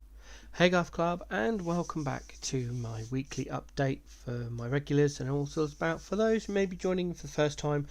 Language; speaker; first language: English; native; English